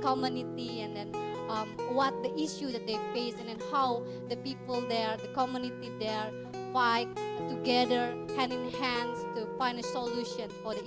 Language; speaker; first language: English; non-native, fluent; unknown